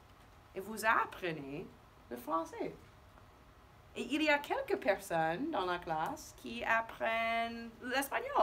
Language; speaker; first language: French; non-native, fluent; English